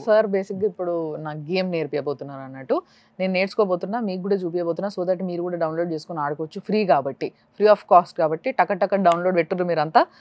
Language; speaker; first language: Telugu; native; Telugu